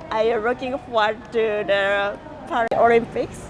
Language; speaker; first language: English; non-native, learner; Japanese